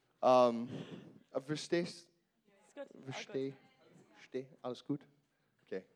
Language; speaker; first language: German; non-native, learner; English